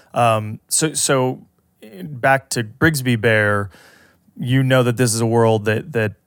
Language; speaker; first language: English; native; English